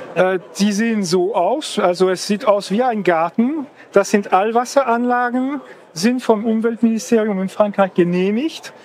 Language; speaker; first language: German; non-native, fluent; French